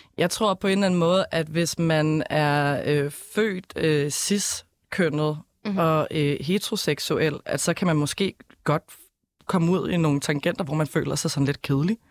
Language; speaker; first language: Danish; native; Danish